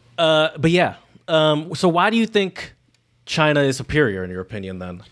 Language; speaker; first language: English; native; English